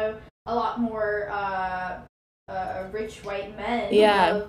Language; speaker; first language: English; native; English